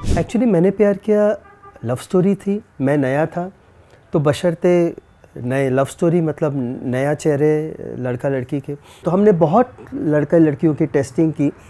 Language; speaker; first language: Hindi; native; Hindi